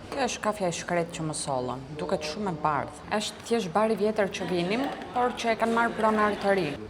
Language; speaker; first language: Albanian; early bilingual, heritage; Albanian